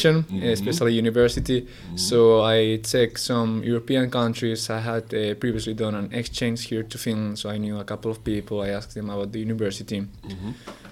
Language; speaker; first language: English; non-native, fluent; Spanish